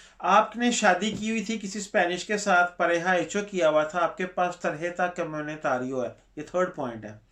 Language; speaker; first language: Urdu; non-native, local second language; Punjabi